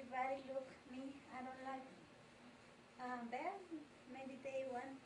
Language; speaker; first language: English; non-native, learner; Spanish